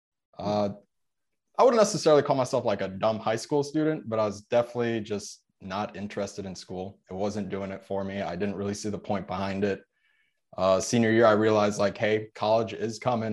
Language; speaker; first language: English; early bilingual, other home language; Polish